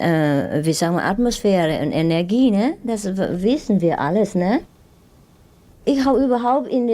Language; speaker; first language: German; non-native, fluent; Vietnamese